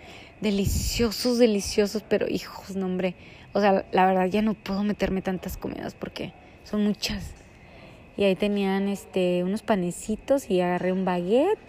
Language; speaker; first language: Spanish; native; Spanish